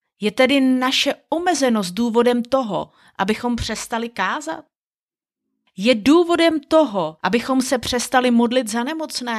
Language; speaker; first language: Czech; native; Czech